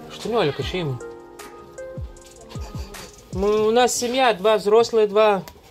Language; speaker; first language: Russian; non-native, learner; Lithuanian